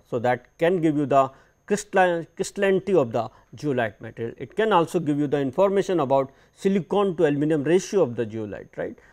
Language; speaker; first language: English; non-native, local second language; Hindi